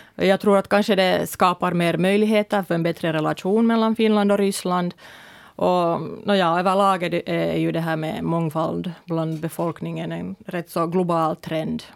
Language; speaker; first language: Swedish; early bilingual, other home language; Russian